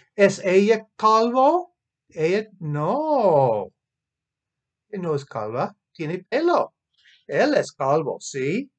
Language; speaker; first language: Spanish; non-native, fluent; English